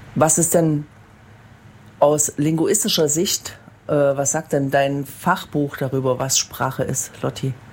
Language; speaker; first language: German; native; German